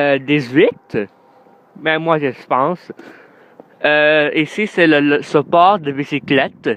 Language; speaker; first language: French; non-native, learner; English